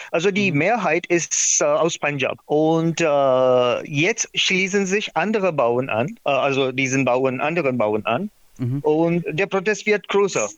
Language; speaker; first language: German; non-native, learner; Marathi